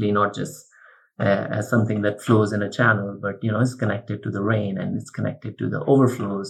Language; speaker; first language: English; non-native, local second language; Urdu